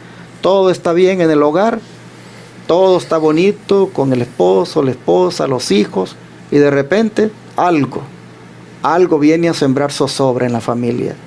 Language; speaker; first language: Spanish; native; Spanish